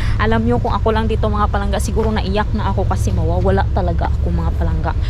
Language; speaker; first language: Filipino; non-native, local second language; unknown